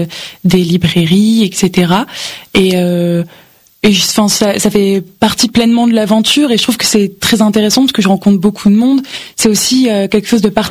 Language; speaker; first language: French; native; French